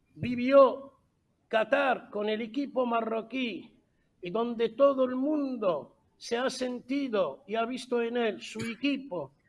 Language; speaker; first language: Spanish; non-native, fluent; Arabic